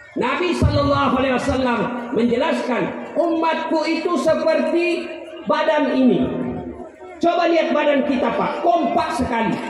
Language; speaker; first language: Indonesian; non-native, local second language; Buginese